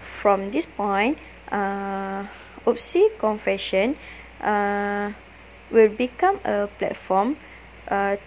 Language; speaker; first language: English; non-native, learner; Malay